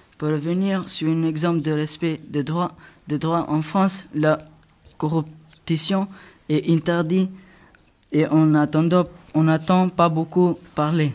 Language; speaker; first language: French; non-native, learner; Albanian